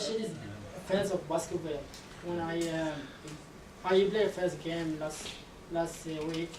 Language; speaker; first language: English; non-native, learner; Arabic